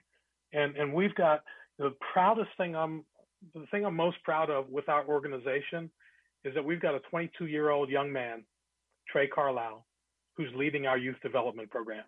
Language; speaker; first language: English; native; English